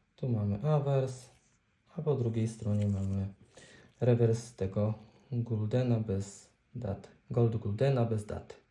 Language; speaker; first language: Polish; native; Polish